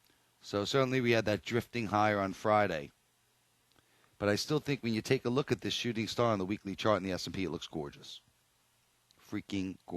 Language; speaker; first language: English; native; English